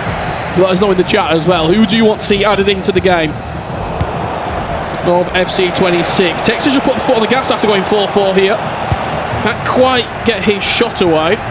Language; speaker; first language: English; native; English